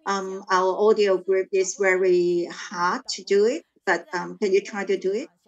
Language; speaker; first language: English; non-native, learner; Chinese